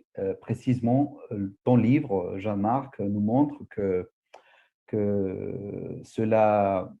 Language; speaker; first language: French; non-native, fluent; Spanish